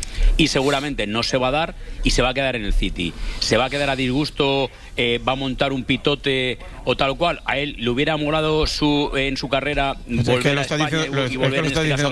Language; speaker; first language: Spanish; native; Spanish